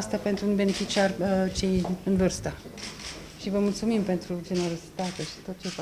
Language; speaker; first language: Romanian; non-native, fluent; English